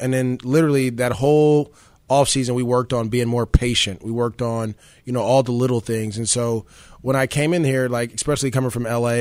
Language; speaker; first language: English; native; English